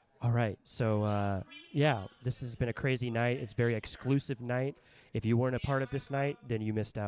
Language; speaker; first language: English; native; English